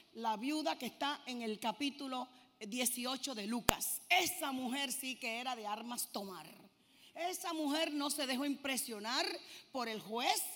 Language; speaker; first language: Spanish; native; Spanish